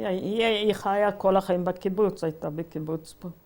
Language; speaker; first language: Hebrew; non-native, fluent; Yiddish